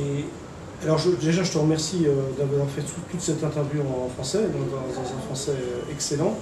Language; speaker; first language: French; native; French